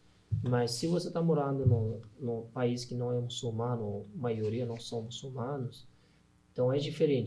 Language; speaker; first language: Portuguese; non-native, learner; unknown